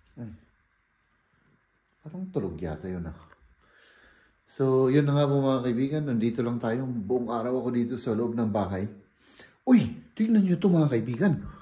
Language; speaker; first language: Filipino; native; Filipino